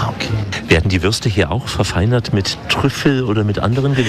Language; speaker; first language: German; native; German